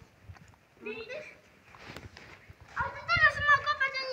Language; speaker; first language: Polish; non-native, learner; Slovak